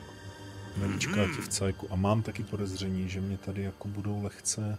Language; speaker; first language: Czech; native; Czech